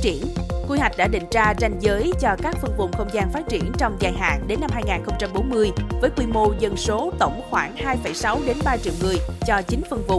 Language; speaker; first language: Vietnamese; native; Vietnamese